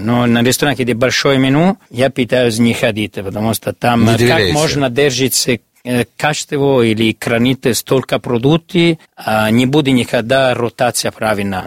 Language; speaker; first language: Russian; non-native, learner; Italian